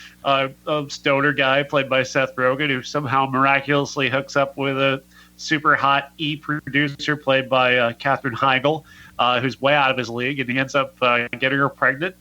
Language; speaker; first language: English; native; English